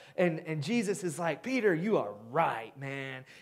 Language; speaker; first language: English; native; English